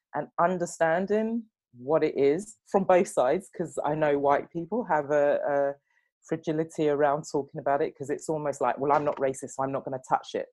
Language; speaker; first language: English; native; English